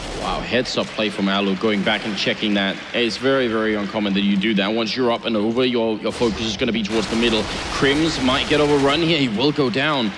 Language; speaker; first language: English; non-native, fluent; Swedish